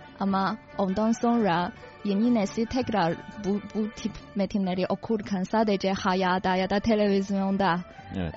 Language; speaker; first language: Turkish; non-native, fluent; Chinese